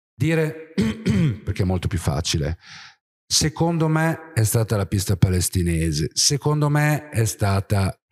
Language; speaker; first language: Italian; native; Italian